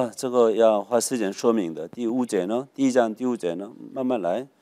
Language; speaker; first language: Chinese; non-native, fluent; Korean